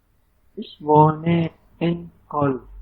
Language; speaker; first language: German; non-native, learner; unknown